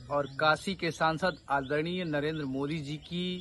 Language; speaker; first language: Hindi; native; Hindi